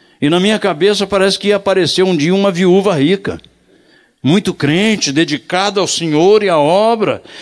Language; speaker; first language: Portuguese; native; Portuguese